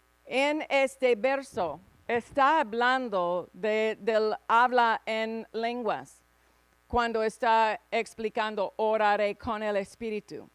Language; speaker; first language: Spanish; non-native, fluent; English